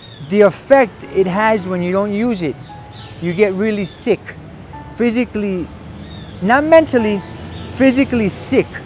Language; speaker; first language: English; early bilingual, other home language; Spanish